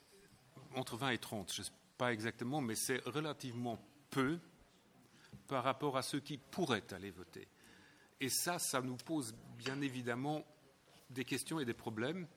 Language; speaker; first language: French; non-native, local second language; Luxembourgish